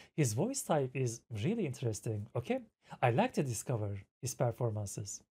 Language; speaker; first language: English; non-native, fluent; Turkish